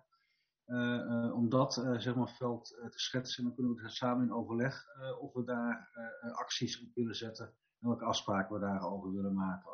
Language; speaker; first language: Dutch; native; Dutch